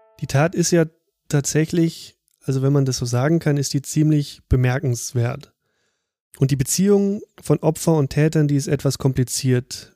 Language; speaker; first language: German; native; German